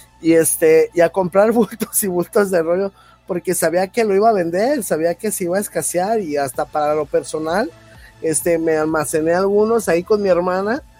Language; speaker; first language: Spanish; native; Spanish